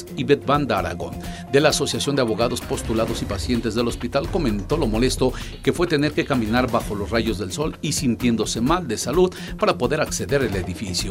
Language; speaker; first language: Spanish; native; Spanish